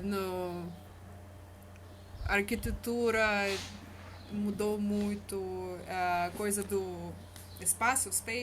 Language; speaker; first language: Portuguese; non-native, learner; Russian